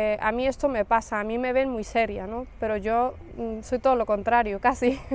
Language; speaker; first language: Spanish; early bilingual, other home language; Arabic